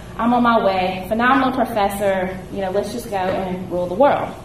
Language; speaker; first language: English; native; English